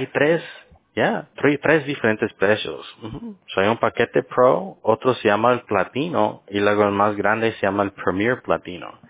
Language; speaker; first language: Spanish; early bilingual, heritage; Spanish